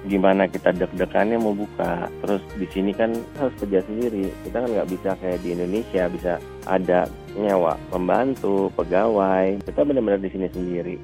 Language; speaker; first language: Indonesian; native; Indonesian